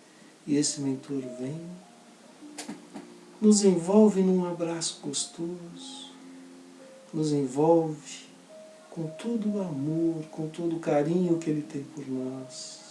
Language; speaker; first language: Portuguese; native; Portuguese